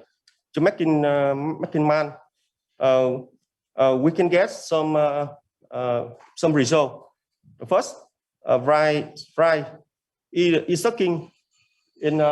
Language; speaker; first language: English; non-native, learner; Vietnamese